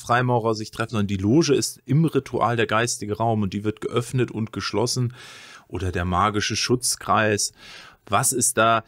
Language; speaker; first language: German; native; German